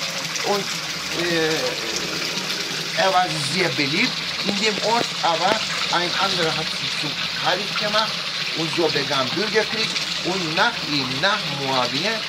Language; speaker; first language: German; non-native, fluent; Turkish